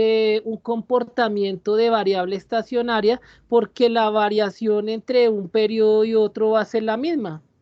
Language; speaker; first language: Spanish; native; Spanish